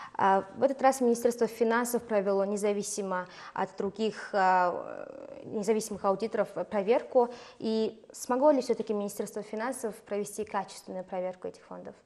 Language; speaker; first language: Russian; non-native, fluent; Mongolian